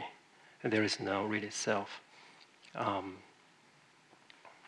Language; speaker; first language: English; non-native, fluent; Japanese